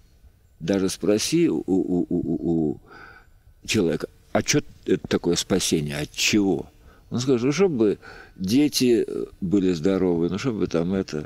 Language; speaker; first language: Russian; native; Russian